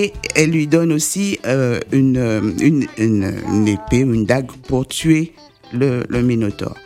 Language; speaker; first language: French; native; French